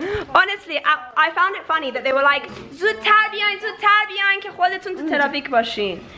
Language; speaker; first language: English; early bilingual, other home language; Persian